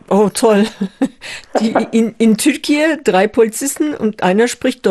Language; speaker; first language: German; non-native, fluent; Turkish